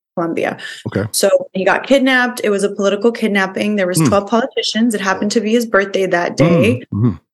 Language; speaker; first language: English; early bilingual, other home language; Spanish